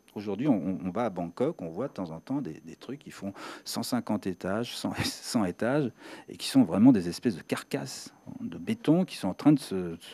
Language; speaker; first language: French; non-native, fluent; Serbian